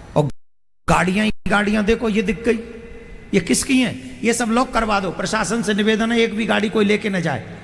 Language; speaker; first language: Hindi; native; Hindi